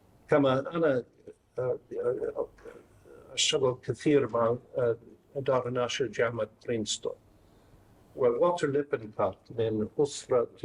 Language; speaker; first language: Arabic; non-native, fluent; English